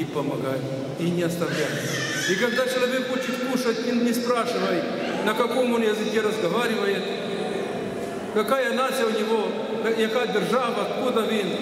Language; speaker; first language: Russian; non-native, local second language; Ukrainian